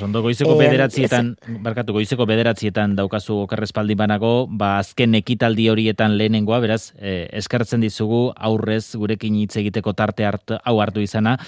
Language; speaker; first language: Basque; native; Basque